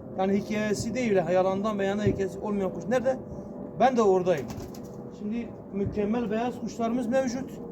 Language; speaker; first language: Turkish; native; Turkish